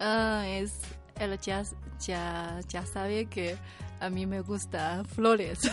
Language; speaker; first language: Spanish; non-native, learner; Chinese